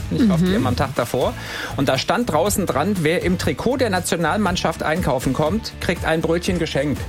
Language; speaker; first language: German; native; German